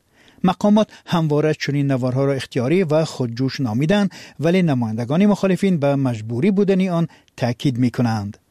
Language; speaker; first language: Persian; native; Persian